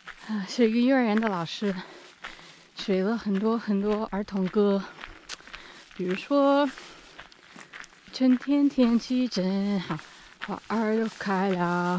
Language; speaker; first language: Chinese; non-native, fluent; English